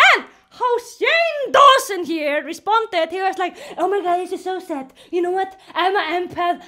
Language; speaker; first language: English; non-native, fluent; Icelandic